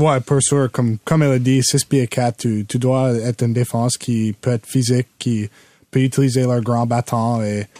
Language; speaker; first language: French; non-native, local second language; English